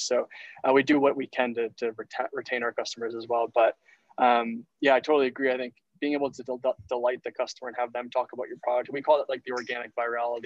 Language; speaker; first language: English; native; English